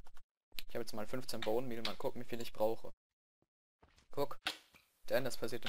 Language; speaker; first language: German; native; German